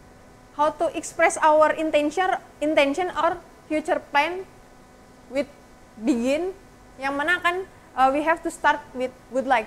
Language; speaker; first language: English; non-native, learner; Indonesian